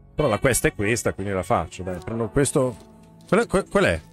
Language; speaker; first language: Italian; native; Italian